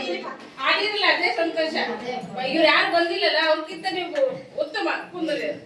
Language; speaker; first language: Kannada; native; Kannada